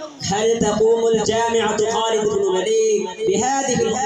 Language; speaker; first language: Arabic; non-native, learner; Urdu